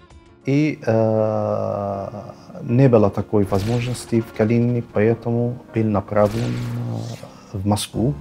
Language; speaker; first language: Russian; non-native, fluent; Arabic